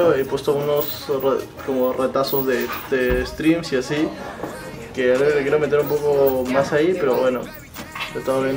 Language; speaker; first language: Spanish; native; Spanish